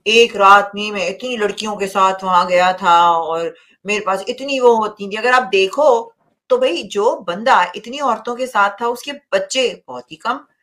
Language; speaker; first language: Hindi; native; Hindi